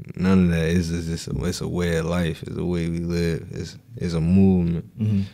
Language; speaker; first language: English; native; English